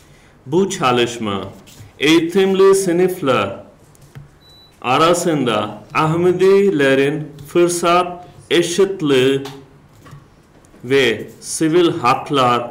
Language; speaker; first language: Turkish; non-native, learner; Urdu